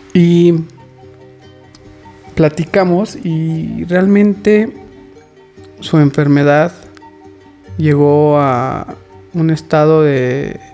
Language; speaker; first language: Spanish; native; Spanish